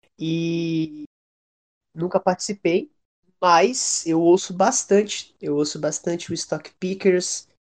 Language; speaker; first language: Portuguese; native; Portuguese